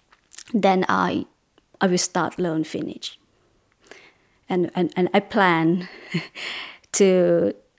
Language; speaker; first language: English; non-native, learner; Thai